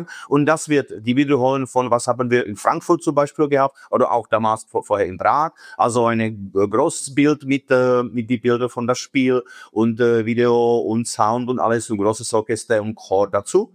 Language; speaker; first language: German; non-native, fluent; Czech